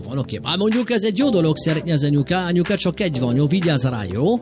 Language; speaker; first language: Hungarian; native; Hungarian